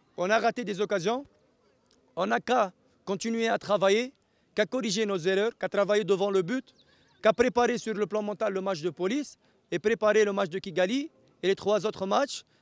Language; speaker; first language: French; non-native, local second language; Arabic